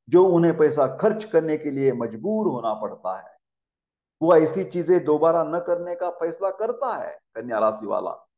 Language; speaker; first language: Hindi; non-native, local second language; Marathi